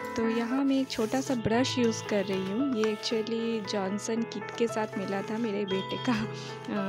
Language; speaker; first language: Hindi; non-native, local second language; Bangla